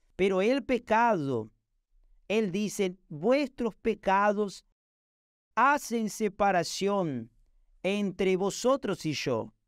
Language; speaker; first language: Spanish; non-native, fluent; Portuguese